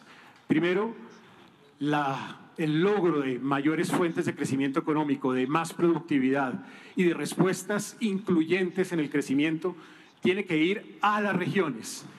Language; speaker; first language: Spanish; native; Spanish